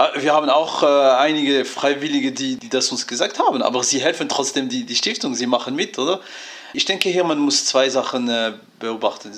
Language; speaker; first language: German; non-native, fluent; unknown